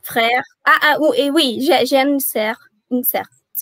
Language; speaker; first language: French; non-native, learner; Portuguese